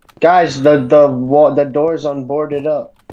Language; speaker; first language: English; native; English